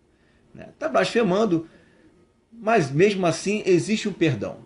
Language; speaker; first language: Portuguese; native; Portuguese